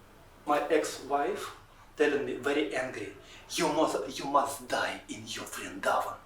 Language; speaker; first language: English; non-native, learner; Russian